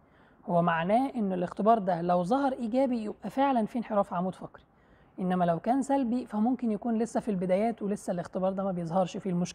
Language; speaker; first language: Arabic; native; Arabic